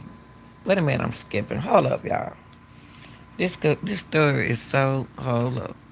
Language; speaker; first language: English; native; English